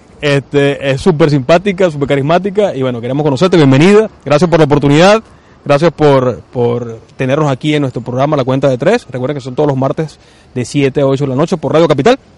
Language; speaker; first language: Spanish; native; Spanish